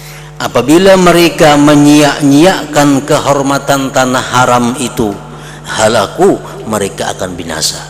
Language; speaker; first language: Indonesian; non-native, local second language; Banjar